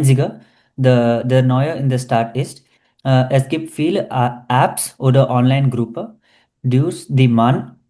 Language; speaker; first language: German; non-native, learner; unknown